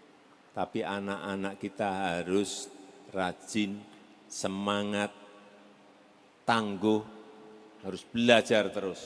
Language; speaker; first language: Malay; non-native, local second language; Javanese